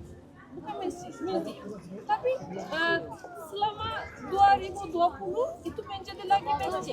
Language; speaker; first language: Indonesian; non-native, learner; Turkish